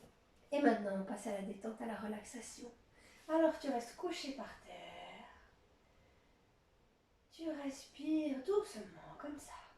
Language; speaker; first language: French; native; French